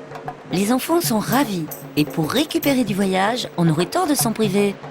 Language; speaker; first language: French; native; French